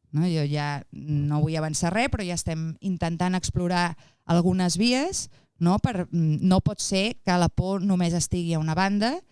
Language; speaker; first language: Catalan; native; Catalan